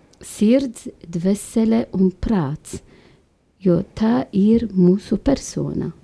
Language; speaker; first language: Latvian; non-native, fluent; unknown